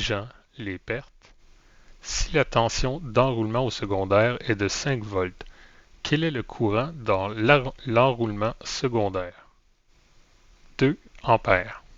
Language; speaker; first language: French; native; French